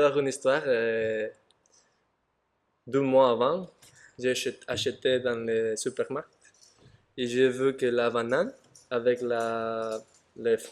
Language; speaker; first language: French; non-native, learner; Spanish